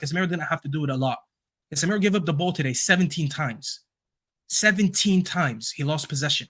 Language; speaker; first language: English; native; English